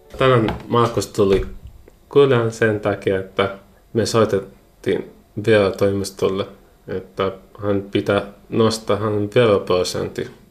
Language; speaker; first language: Finnish; non-native, learner; Arabic